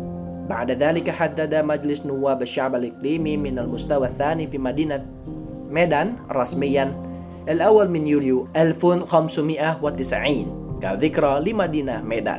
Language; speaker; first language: Arabic; non-native, fluent; Indonesian